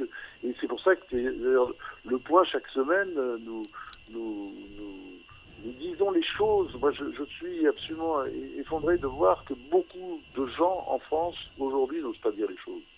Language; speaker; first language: French; native; French